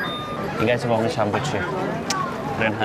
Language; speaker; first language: Chinese; non-native, fluent; Turkish